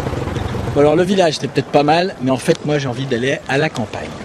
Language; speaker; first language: French; native; French